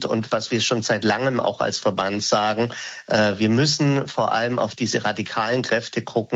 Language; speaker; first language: German; native; German